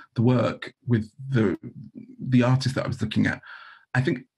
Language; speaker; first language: English; native; English